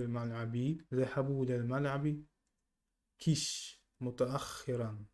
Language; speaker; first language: Arabic; non-native, fluent; Kazakh